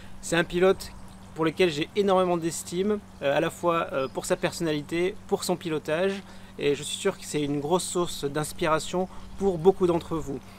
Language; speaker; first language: French; native; French